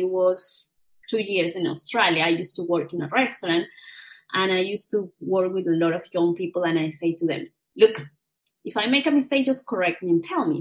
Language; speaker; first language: English; non-native, fluent; Spanish